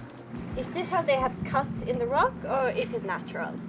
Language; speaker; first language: English; non-native, fluent; Swedish